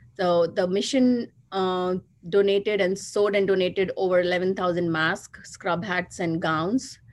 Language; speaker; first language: English; non-native, local second language; Hindi